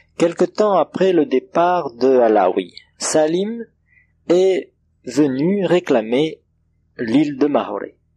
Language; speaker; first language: French; non-native, local second language; Comorian